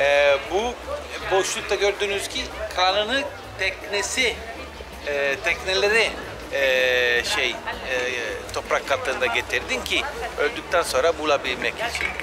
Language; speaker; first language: Turkish; non-native, fluent; Italian